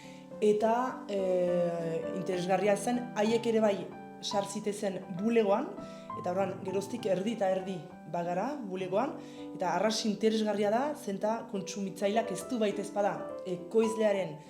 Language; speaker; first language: Basque; native; Basque